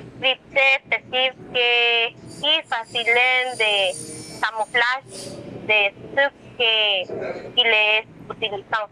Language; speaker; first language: French; non-native, learner; Spanish